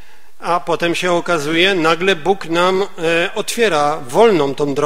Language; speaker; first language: Polish; native; Polish